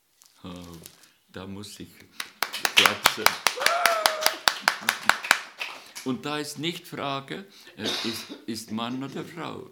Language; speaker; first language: German; non-native, learner; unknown